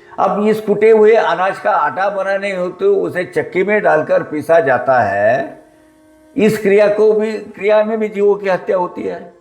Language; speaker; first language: Hindi; non-native, local second language; Marathi